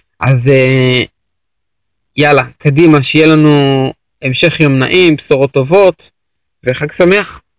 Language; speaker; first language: Hebrew; native; Hebrew